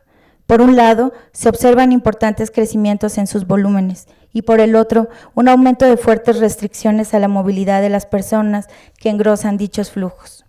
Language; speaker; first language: Spanish; native; Spanish